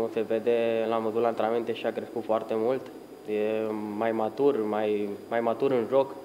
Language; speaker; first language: Romanian; early bilingual, heritage; Romanian